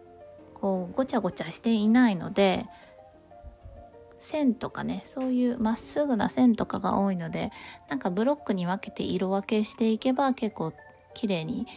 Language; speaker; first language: Japanese; native; Japanese